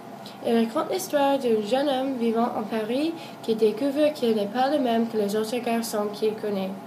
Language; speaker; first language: French; non-native, learner; English